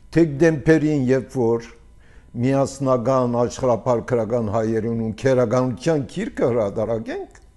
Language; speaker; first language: Armenian; early bilingual, heritage; Armenian